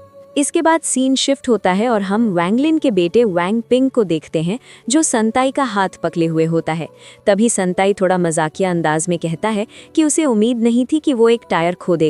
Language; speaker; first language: Hindi; native; Hindi